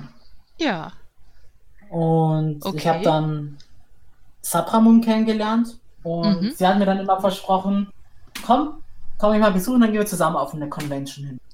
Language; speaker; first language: German; native; German